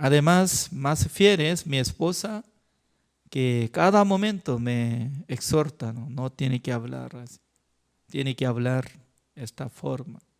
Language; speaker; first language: Spanish; non-native, learner; Korean